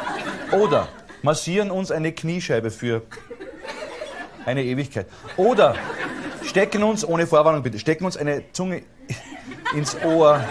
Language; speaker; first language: German; native; German